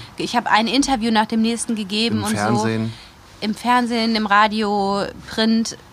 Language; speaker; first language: German; native; German